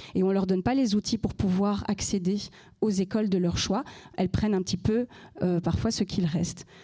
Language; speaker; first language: French; native; French